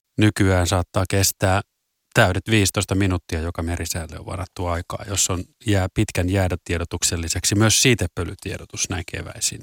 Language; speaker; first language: Finnish; native; Finnish